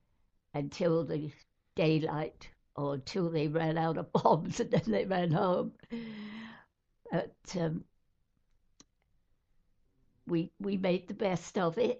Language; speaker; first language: English; native; English